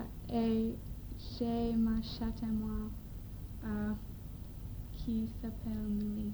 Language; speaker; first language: French; non-native, learner; English